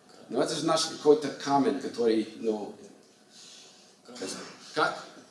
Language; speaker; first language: Russian; non-native, learner; English